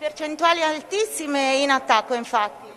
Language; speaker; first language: Italian; native; Italian